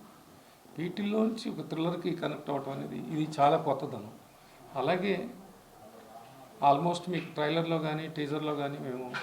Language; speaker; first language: Telugu; native; Telugu